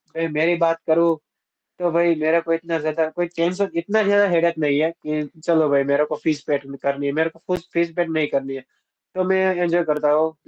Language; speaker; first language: Hindi; non-native, local second language; Gujarati